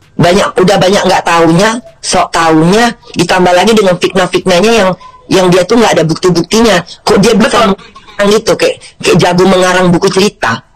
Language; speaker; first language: Indonesian; native; Indonesian